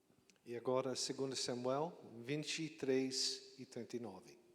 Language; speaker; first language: Portuguese; non-native, learner; English